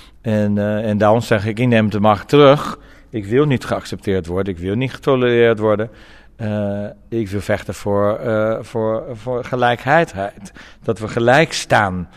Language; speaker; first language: Dutch; non-native, fluent; Portuguese